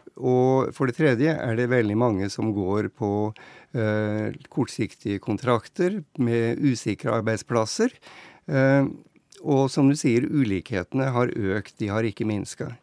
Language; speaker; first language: Norwegian; native; Norwegian